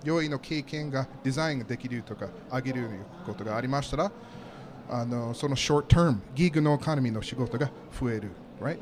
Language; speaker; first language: Japanese; non-native, learner; English